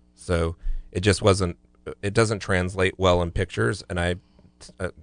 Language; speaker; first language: English; native; English